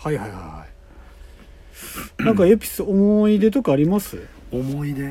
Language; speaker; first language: Japanese; native; Japanese